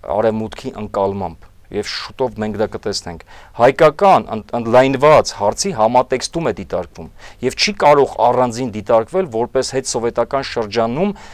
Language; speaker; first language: Armenian; native; Armenian